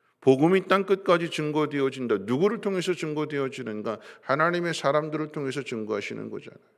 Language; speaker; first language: Korean; native; Korean